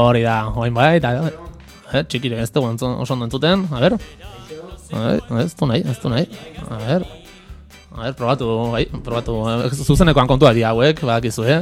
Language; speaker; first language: Basque; native; Basque